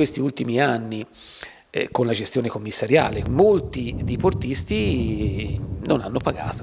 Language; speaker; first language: Italian; native; Italian